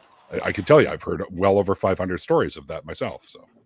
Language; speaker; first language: English; native; English